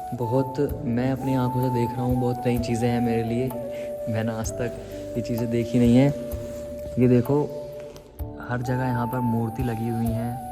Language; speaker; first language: Hindi; native; Hindi